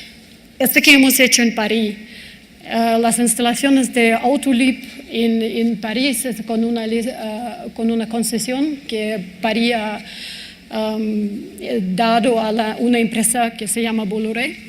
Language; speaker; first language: Spanish; non-native, fluent; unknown